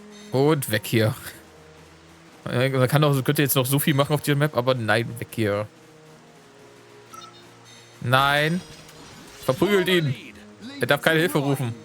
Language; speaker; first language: German; native; German